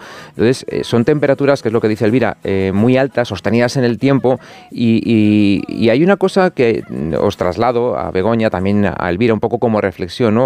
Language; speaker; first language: Spanish; native; Spanish